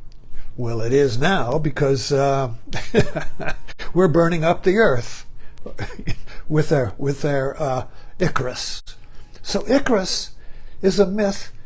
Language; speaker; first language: English; native; English